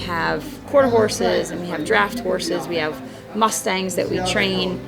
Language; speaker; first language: English; native; English